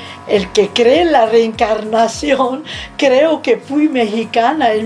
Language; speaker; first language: Spanish; non-native, fluent; Arabic